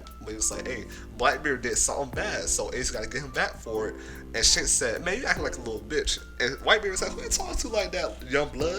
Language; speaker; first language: English; native; English